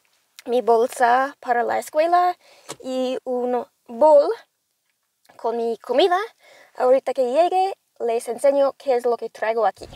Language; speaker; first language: Spanish; non-native, fluent; English